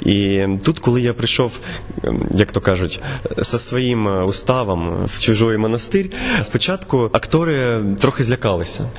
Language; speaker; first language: Ukrainian; non-native, local second language; Russian